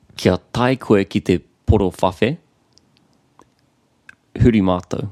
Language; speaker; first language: Māori; non-native, local second language; English